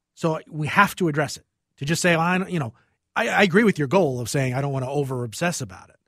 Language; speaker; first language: English; native; English